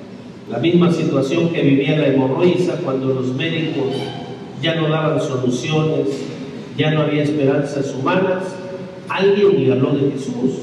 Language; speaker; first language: Spanish; native; Spanish